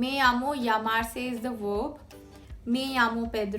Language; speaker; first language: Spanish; non-native, fluent; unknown